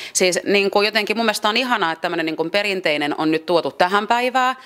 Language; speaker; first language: Finnish; early bilingual, other home language; French